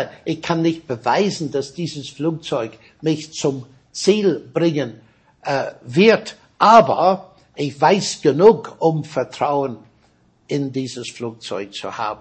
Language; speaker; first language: German; non-native, fluent; English